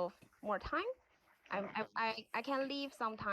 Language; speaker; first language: English; non-native, learner; Chinese